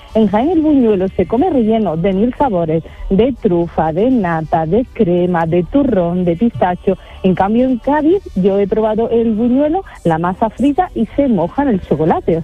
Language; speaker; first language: Spanish; native; Spanish